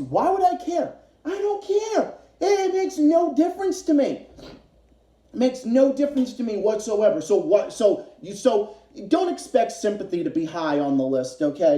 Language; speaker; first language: English; native; English